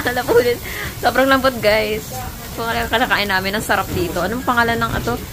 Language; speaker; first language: Filipino; native; Filipino